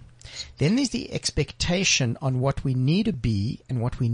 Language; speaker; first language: English; native; English